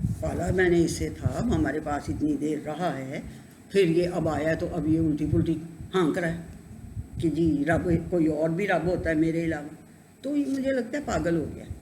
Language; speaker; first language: Urdu; non-native, local second language; Punjabi